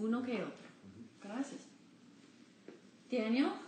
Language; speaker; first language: Spanish; non-native, learner; English